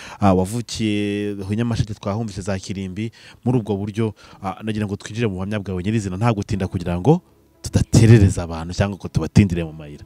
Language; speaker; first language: Kinyarwanda; native; Kinyarwanda